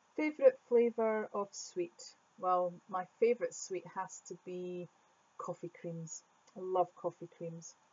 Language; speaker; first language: English; native; English